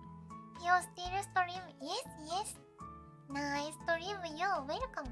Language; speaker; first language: English; non-native, learner; Japanese